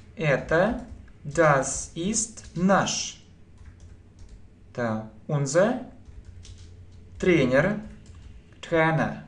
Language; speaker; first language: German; non-native, fluent; Russian